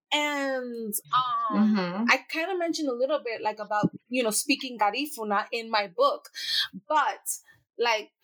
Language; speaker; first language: English; native; English